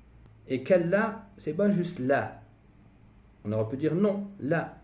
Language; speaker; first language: French; native; French